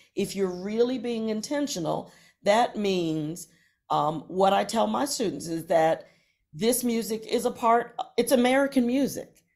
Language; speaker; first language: English; native; English